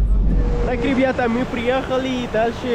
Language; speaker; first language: Russian; non-native, learner; Pashto